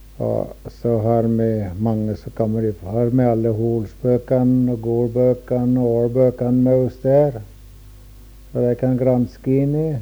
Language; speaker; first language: Norwegian; early bilingual, heritage; Norwegian